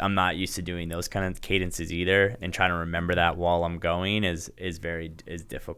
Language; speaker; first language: English; native; English